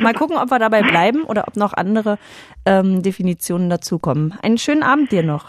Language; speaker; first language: German; native; German